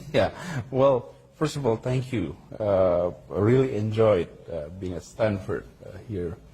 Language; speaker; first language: English; non-native, fluent; Indonesian